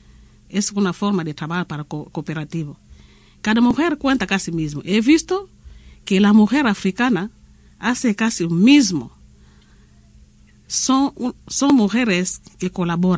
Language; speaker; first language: Spanish; non-native, learner; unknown